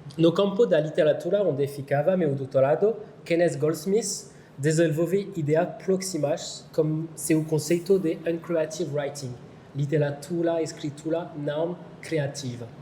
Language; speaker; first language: Portuguese; non-native, learner; French